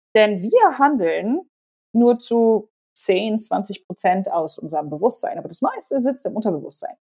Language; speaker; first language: German; non-native, local second language; Polish